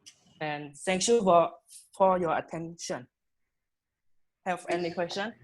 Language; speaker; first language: English; non-native, learner; Khmer